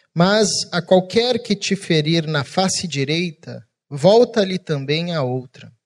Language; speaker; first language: Portuguese; native; Portuguese